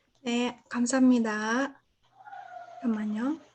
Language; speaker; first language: Korean; non-native, learner; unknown